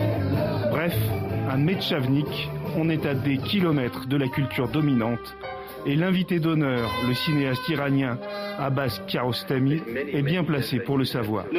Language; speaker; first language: French; native; French